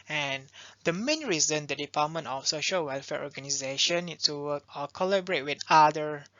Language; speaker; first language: English; non-native, local second language; Malay